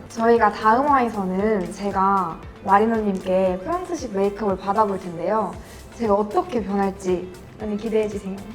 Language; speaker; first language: Korean; native; Korean